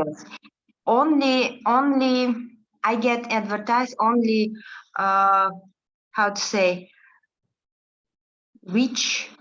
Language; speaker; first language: English; non-native, learner; Russian